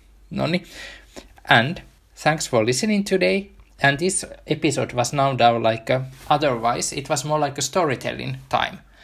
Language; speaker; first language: English; non-native, fluent; Finnish